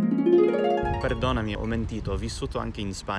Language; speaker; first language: Italian; non-native, fluent; English